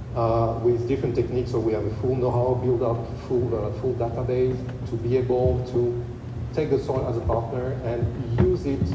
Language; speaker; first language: English; non-native, fluent; French